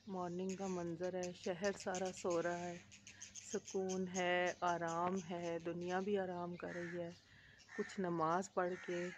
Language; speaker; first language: Urdu; native; Urdu